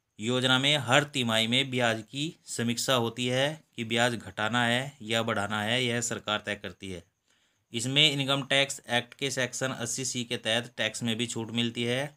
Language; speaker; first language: Hindi; native; Hindi